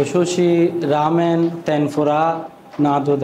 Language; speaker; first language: Japanese; non-native, learner; Bangla